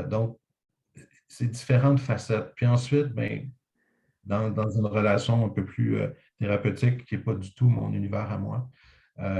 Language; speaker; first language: French; native; French